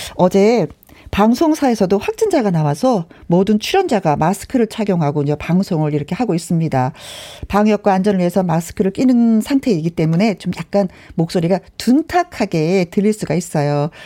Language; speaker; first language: Korean; native; Korean